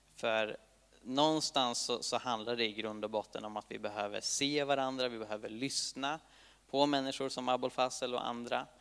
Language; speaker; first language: Swedish; native; Swedish